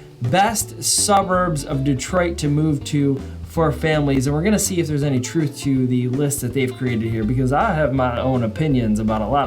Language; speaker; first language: English; native; English